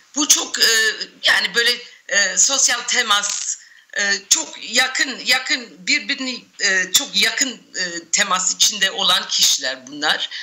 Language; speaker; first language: Turkish; non-native, fluent; English